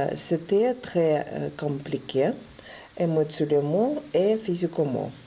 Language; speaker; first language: French; non-native, learner; Ukrainian